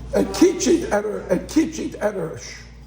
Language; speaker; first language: Hungarian; early bilingual, heritage; English